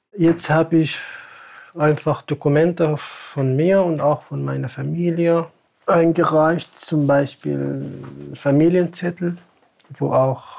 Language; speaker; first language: German; non-native, fluent; Tamasheq